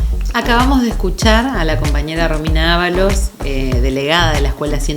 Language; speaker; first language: Spanish; native; Spanish